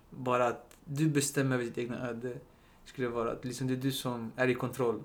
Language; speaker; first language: Swedish; early bilingual, other home language; Spanish